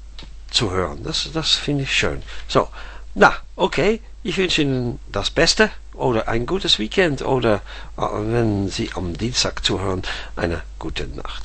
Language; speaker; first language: German; non-native, fluent; Dutch